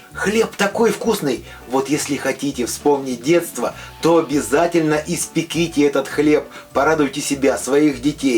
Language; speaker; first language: Russian; native; Russian